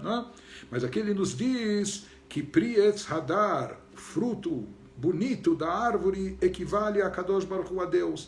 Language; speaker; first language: Portuguese; native; Portuguese